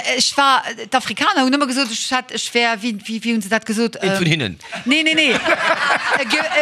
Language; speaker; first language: Luxembourgish; early bilingual, heritage; Luxembourgish